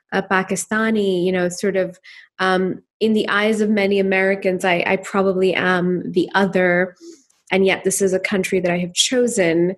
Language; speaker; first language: English; non-native, local second language; Urdu